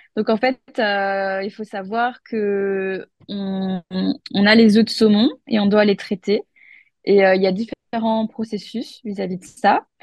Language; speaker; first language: French; native; French